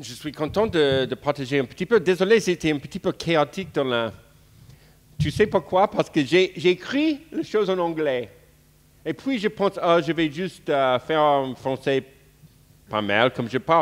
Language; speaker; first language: French; non-native, fluent; English